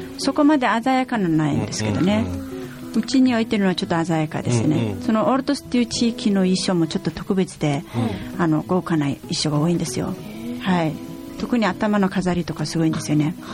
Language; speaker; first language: Japanese; non-native, fluent; Mongolian